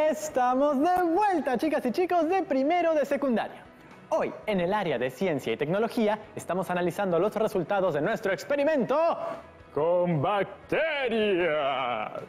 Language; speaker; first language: Spanish; native; Spanish